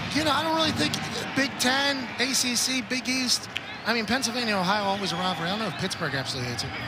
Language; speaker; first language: English; native; English